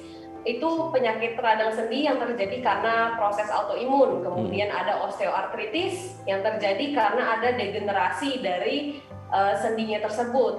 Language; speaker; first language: Indonesian; native; Indonesian